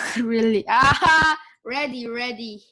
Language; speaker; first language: English; non-native, learner; Korean